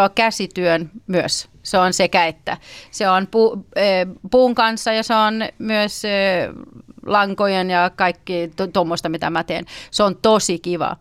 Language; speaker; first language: Finnish; early bilingual, heritage; Finnish